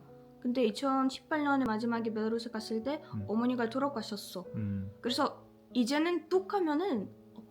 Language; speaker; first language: Korean; non-native, fluent; Russian